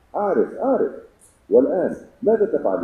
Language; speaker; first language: Arabic; non-native, learner; Indonesian